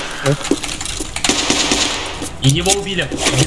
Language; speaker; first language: Russian; native; Russian